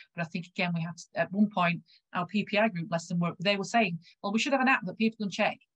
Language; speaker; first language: English; native; English